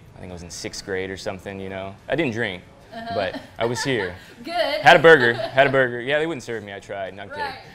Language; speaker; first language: English; native; English